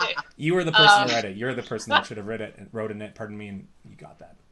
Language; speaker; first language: English; native; English